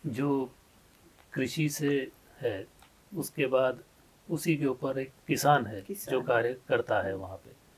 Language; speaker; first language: Hindi; native; Hindi